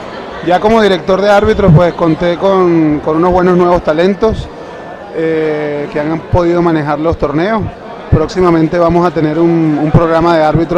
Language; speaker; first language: Spanish; native; Spanish